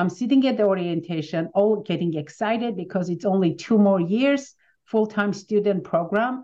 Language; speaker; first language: English; non-native, fluent; Armenian